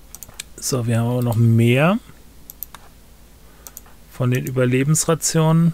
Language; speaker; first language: German; native; German